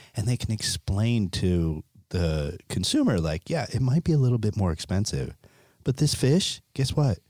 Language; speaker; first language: English; native; English